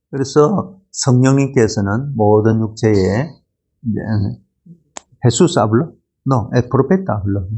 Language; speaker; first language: Spanish; non-native, learner; Korean